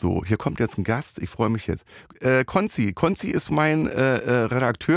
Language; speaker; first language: German; native; German